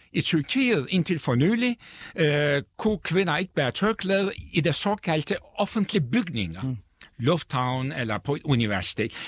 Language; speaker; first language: Danish; non-native, fluent; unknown